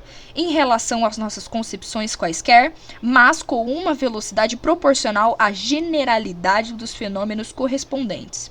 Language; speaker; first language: Portuguese; native; Portuguese